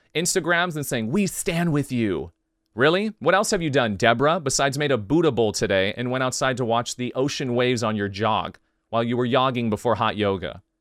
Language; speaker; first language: English; native; English